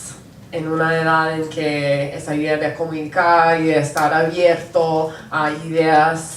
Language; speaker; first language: Spanish; non-native, local second language; English